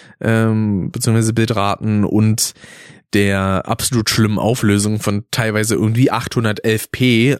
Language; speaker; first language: German; native; German